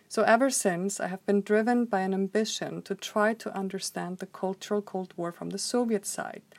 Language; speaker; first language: English; non-native, fluent; Icelandic